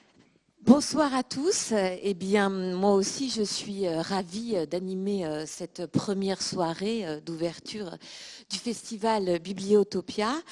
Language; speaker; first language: French; native; French